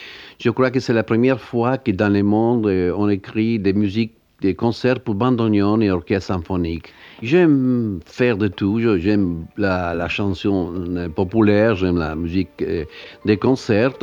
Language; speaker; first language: French; non-native, learner; Spanish